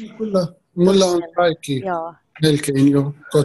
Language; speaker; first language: Finnish; non-native, learner; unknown